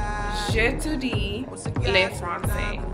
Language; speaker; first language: French; non-native, learner; English